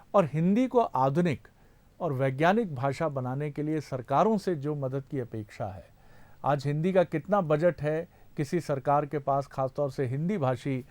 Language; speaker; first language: Hindi; native; Hindi